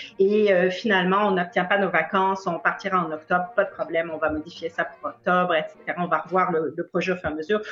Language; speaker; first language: French; native; French